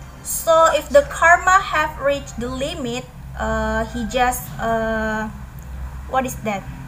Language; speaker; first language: English; non-native, learner; Indonesian